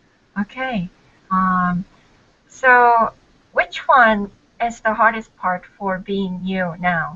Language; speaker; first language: English; non-native, learner; Korean